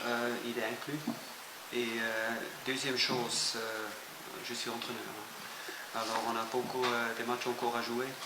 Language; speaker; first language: French; non-native, fluent; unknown